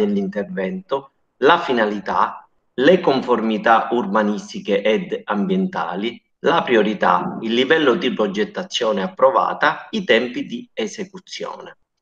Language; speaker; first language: Italian; native; Italian